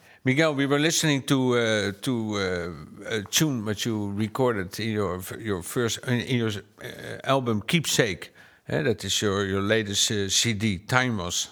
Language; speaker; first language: English; non-native, fluent; Dutch